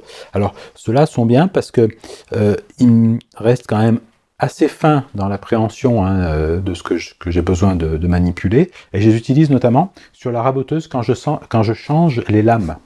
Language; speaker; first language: French; native; French